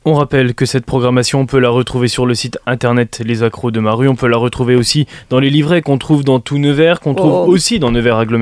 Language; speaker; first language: French; native; French